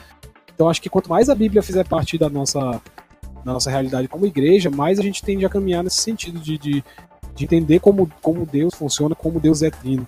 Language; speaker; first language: Portuguese; native; Portuguese